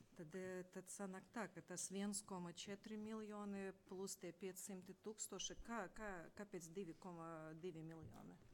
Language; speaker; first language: Latvian; non-native, local second language; Russian